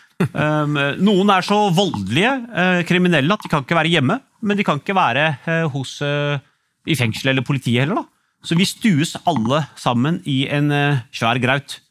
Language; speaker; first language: Norwegian; early bilingual, other home language; Urdu